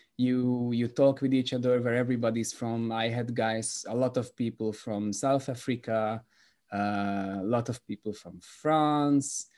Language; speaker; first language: English; non-native, fluent; Hungarian